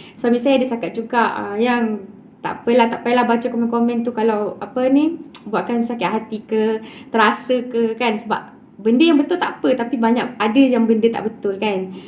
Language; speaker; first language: Malay; native; Malay